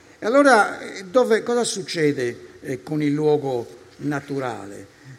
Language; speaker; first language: Italian; native; Italian